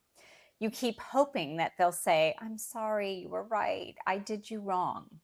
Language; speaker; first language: English; native; English